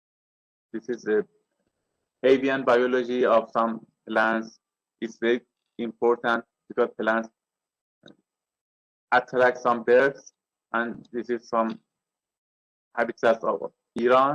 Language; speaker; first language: English; non-native, learner; Persian